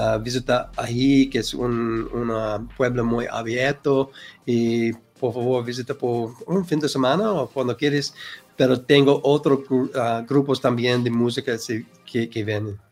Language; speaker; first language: Spanish; non-native, learner; English